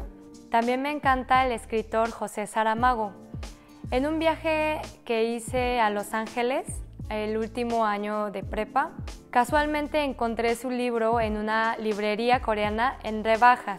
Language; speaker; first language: Spanish; early bilingual, other home language; Korean